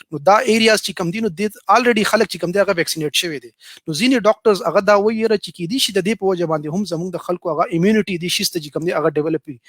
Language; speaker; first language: Pashto; native; Pashto